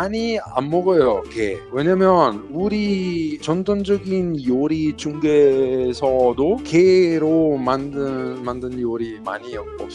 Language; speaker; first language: Korean; non-native, fluent; Italian